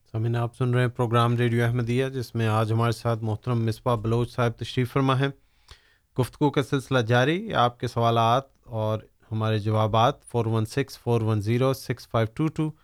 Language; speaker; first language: Urdu; native; Urdu